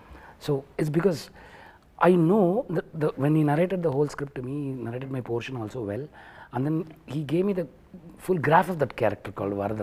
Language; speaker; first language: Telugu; non-native, learner; Tamil